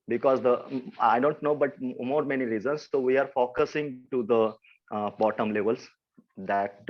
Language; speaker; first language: English; non-native, local second language; Marathi